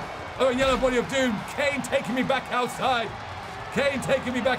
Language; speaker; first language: English; native; English